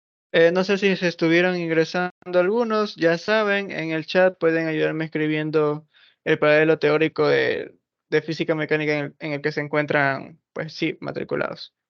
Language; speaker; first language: Spanish; native; Spanish